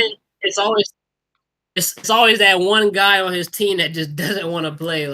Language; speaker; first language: English; native; English